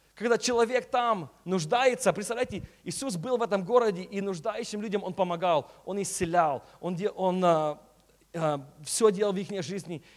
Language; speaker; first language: Russian; early bilingual, heritage; Russian